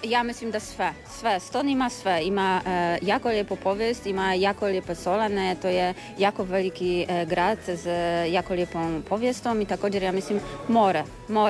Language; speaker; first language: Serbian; non-native, learner; Polish